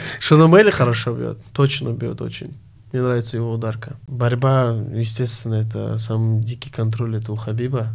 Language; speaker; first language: Russian; early bilingual, other home language; Azerbaijani